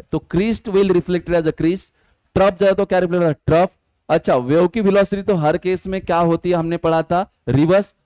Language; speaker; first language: Hindi; non-native, local second language; Marathi